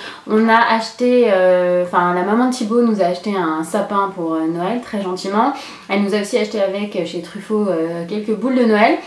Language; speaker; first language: French; native; French